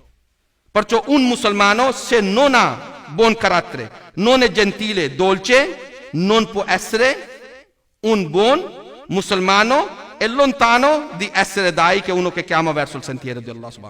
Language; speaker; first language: Italian; non-native, learner; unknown